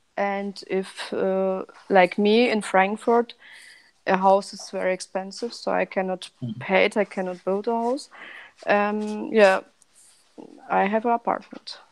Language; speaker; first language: English; non-native, fluent; Russian